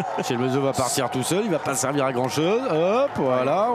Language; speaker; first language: French; native; French